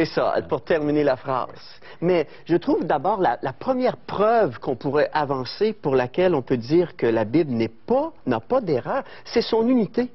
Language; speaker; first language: French; native; French